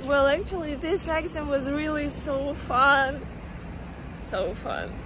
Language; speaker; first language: English; non-native, learner; Russian